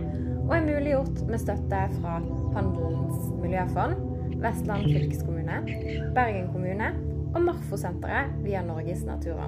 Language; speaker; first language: Norwegian; native; Norwegian